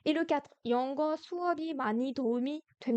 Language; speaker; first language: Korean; non-native, fluent; French